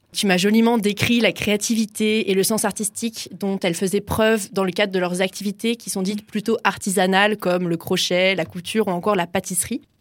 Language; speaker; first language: French; native; French